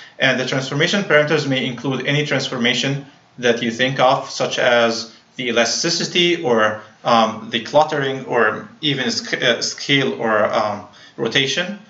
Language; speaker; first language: English; non-native, fluent; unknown